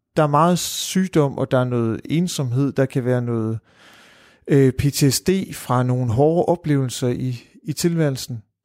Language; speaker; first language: Danish; native; Danish